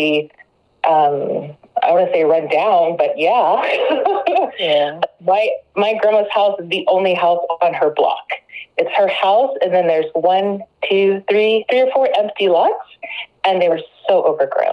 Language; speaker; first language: English; native; English